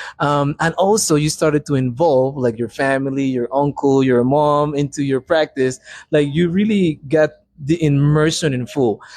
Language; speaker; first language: English; non-native, fluent; Spanish